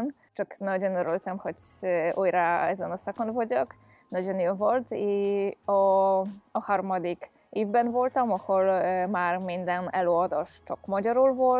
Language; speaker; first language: Hungarian; non-native, fluent; Polish